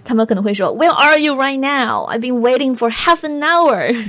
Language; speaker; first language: English; non-native, fluent; Chinese